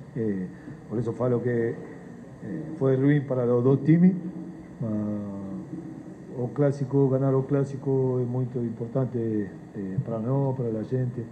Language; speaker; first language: Portuguese; non-native, learner; Spanish